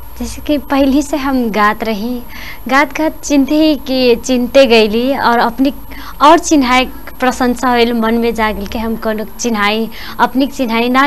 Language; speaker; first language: Bhojpuri; non-native, local second language; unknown